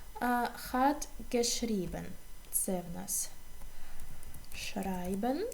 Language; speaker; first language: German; non-native, fluent; Ukrainian